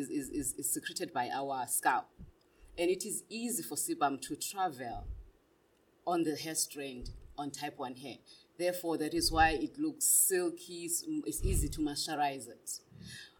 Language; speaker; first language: English; non-native, local second language; Xhosa